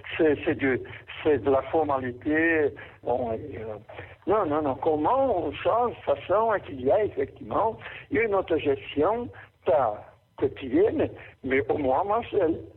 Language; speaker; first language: French; non-native, fluent; Portuguese